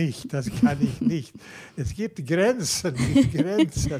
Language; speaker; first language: German; non-native, fluent; Swedish